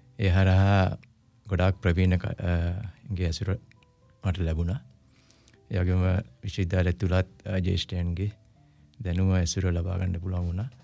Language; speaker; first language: Sinhala; non-native, local second language; Tamil